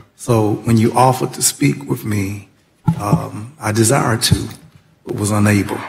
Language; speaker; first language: English; native; English